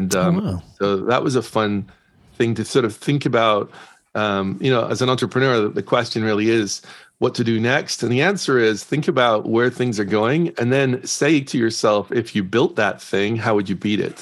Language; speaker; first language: English; native; English